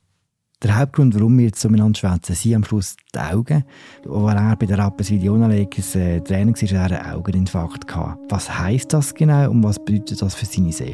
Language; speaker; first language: German; native; German